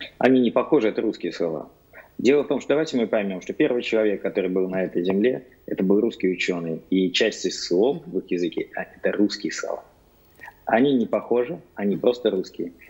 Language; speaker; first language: Russian; native; Russian